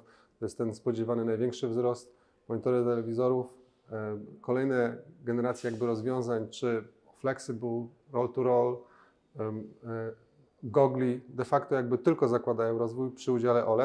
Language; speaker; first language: Polish; native; Polish